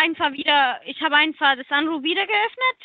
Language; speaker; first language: German; non-native, learner; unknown